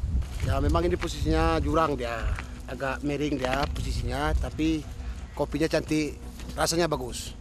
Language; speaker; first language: Indonesian; non-native, local second language; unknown